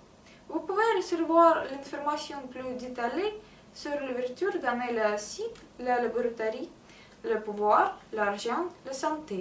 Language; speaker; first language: French; non-native, learner; Russian